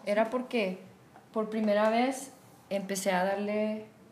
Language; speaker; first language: Spanish; native; Spanish